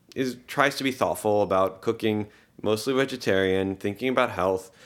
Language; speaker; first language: English; early bilingual, other home language; Hebrew